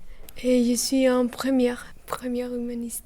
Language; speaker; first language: French; non-native, learner; Spanish